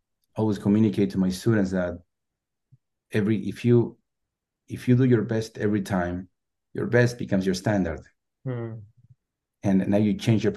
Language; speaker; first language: English; non-native, fluent; Spanish